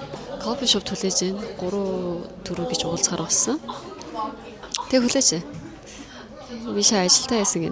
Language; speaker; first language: Mongolian; early bilingual, heritage; Korean